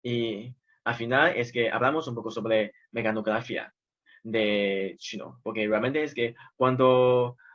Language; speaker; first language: Spanish; non-native, fluent; Chinese